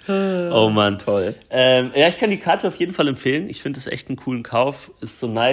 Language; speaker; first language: German; native; German